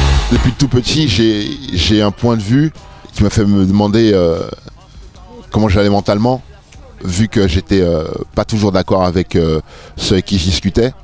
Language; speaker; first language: French; early bilingual, other home language; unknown